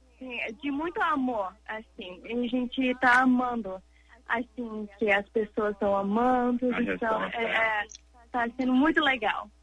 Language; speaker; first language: Portuguese; early bilingual, heritage; English